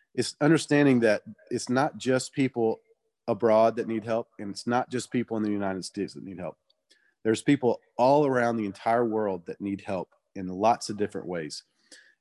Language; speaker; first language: English; native; English